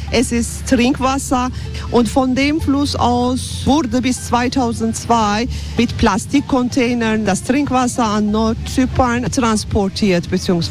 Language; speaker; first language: German; non-native, fluent; Turkish